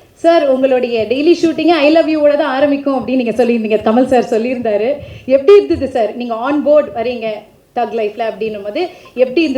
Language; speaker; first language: Tamil; native; Tamil